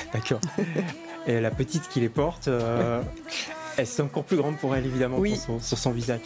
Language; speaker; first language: French; native; French